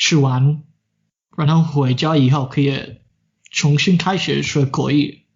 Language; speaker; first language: Chinese; non-native, fluent; English